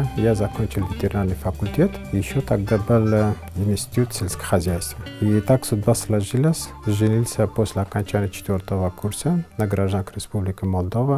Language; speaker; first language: Russian; non-native, fluent; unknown